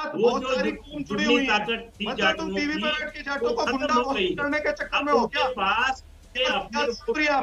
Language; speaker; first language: Hindi; native; Hindi